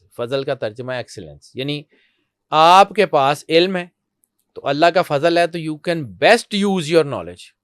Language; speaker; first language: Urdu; non-native, local second language; Punjabi